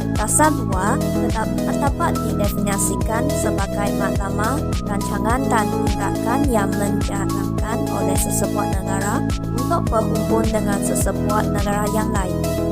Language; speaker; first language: Malay; non-native, local second language; Chinese